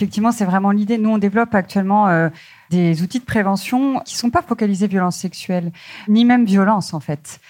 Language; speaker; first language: French; native; French